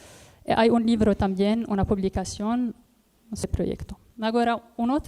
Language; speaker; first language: Spanish; non-native, learner; Arabic